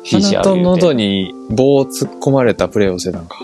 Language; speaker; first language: Japanese; native; Japanese